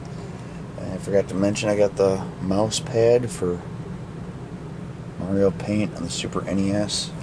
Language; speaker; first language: English; native; English